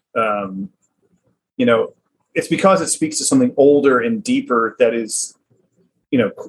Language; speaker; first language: English; native; English